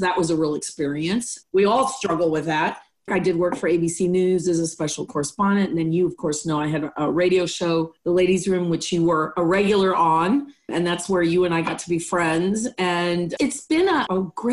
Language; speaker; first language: English; non-native, fluent; Spanish